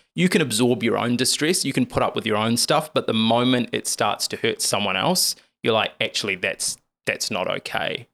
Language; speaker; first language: English; native; English